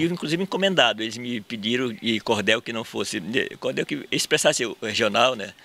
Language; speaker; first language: Portuguese; native; Portuguese